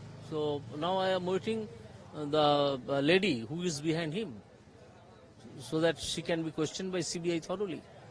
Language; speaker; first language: English; non-native, local second language; Bangla